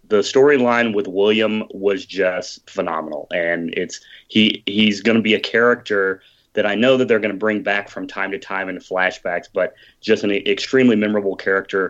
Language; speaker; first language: English; native; English